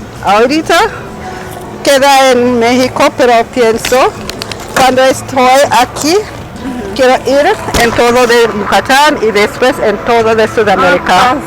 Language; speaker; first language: Spanish; non-native, learner; English